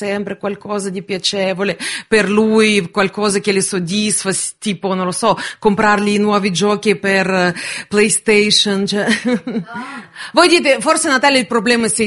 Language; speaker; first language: Italian; non-native, fluent; Russian